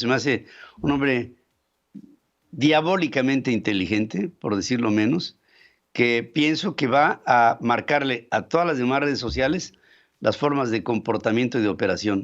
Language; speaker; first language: Spanish; native; Spanish